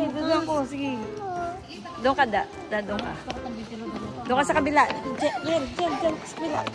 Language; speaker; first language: Filipino; native; Filipino